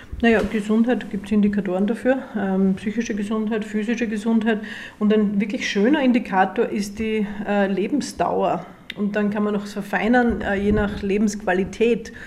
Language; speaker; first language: German; native; German